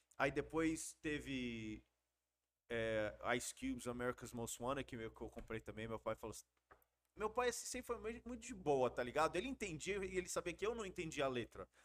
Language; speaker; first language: Portuguese; early bilingual, heritage; Portuguese